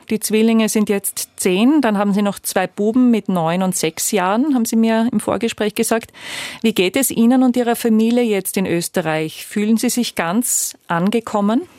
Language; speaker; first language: German; native; German